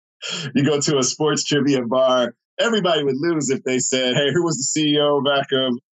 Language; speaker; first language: English; native; English